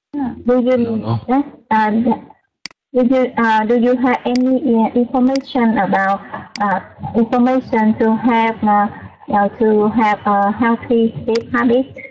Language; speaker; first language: English; non-native, learner; Vietnamese